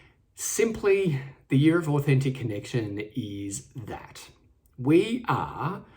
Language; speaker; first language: English; native; English